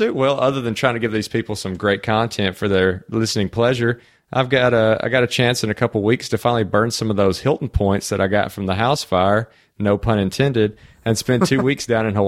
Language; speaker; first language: English; native; English